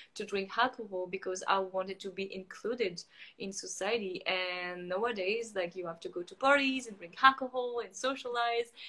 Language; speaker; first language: English; non-native, fluent; French